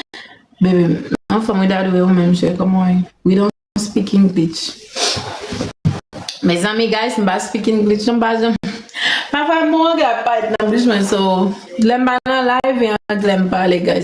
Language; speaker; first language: French; non-native, learner; Haitian Creole